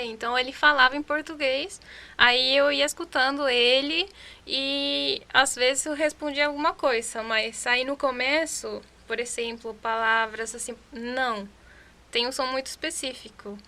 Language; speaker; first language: Portuguese; non-native, fluent; Spanish